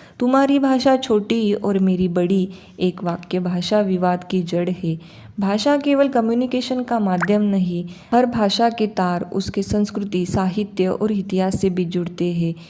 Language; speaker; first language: Hindi; native; Hindi